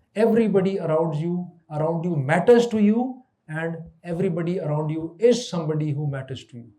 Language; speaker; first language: English; non-native, local second language; Urdu